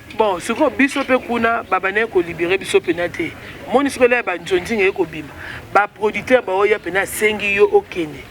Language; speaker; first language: Lingala; native; Lingala